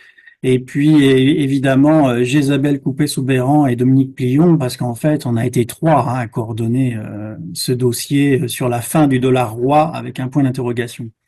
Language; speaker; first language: French; native; French